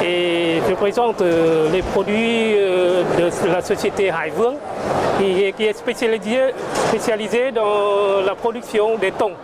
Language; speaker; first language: French; non-native, fluent; Vietnamese